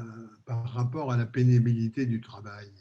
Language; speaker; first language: French; native; French